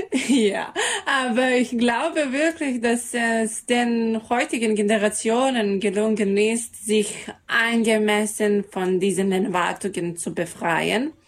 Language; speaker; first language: German; non-native, learner; Serbian